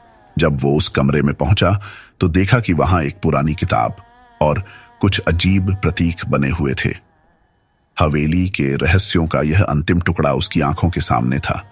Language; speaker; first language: Hindi; native; Hindi